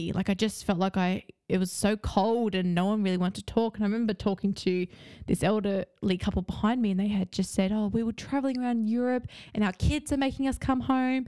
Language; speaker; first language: English; native; English